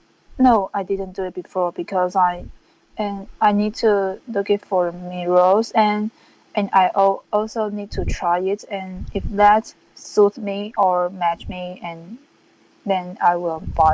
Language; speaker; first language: English; non-native, learner; Chinese